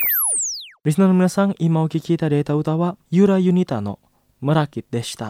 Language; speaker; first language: Japanese; non-native, fluent; Indonesian